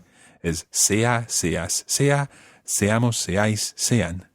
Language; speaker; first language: Spanish; non-native, fluent; English